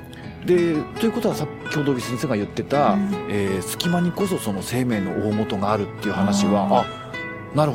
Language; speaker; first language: Japanese; native; Japanese